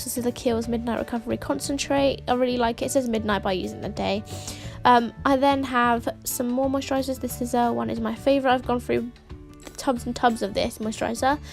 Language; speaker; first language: English; native; English